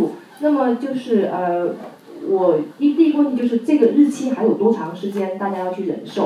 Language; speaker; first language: Chinese; native; Chinese